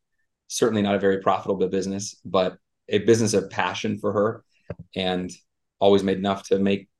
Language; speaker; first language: English; native; English